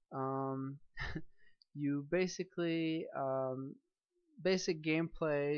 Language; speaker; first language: English; native; English